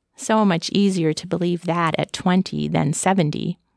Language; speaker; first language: English; native; English